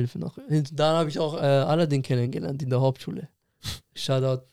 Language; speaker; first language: German; early bilingual, other home language; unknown